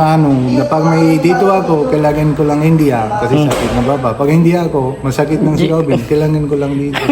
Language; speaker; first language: Filipino; non-native, learner; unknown